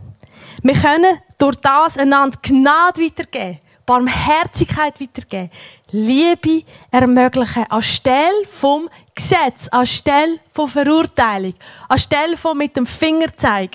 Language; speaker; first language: German; native; German